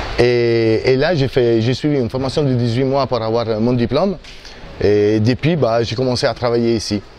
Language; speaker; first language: French; non-native, fluent; Italian